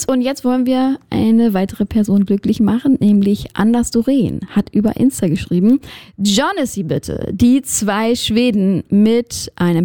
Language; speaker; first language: German; native; German